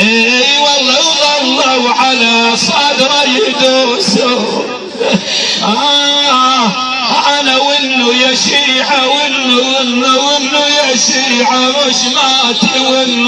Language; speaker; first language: Arabic; native; Arabic